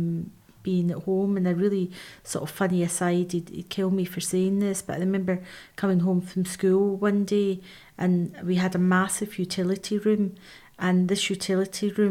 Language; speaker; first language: English; native; English